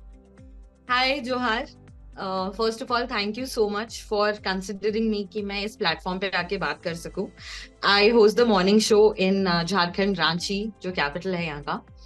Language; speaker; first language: Hindi; native; Hindi